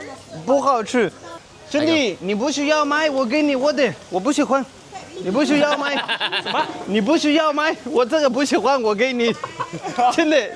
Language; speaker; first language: Chinese; non-native, learner; Spanish